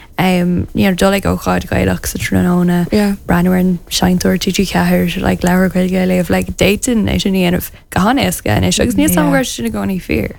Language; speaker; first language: Irish; non-native, local second language; English